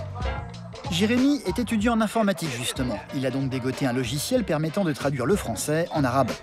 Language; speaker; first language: French; native; French